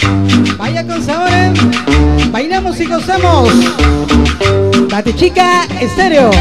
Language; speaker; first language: Spanish; native; Spanish